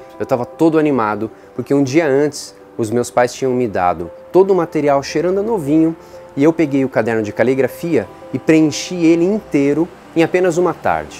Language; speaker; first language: Portuguese; native; Portuguese